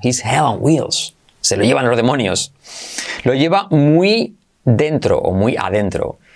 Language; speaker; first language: Spanish; native; Spanish